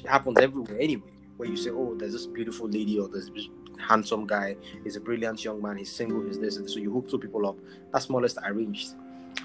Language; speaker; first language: English; non-native, local second language; Arabic